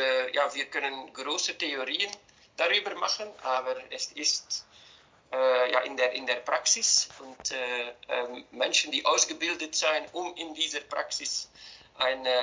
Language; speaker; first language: German; non-native, fluent; Dutch